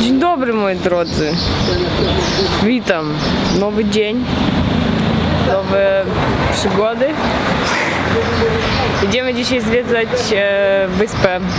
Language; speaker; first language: Polish; non-native, fluent; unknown